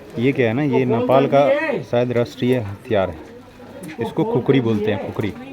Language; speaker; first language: Hindi; native; Hindi